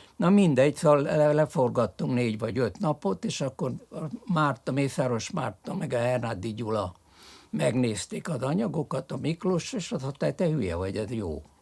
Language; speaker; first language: Hungarian; early bilingual, other home language; French